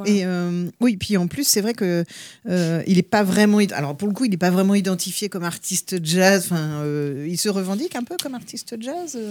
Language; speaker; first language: French; native; French